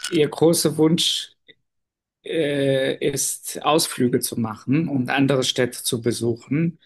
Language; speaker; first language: German; non-native, fluent; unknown